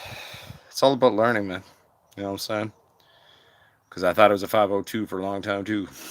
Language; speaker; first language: English; native; English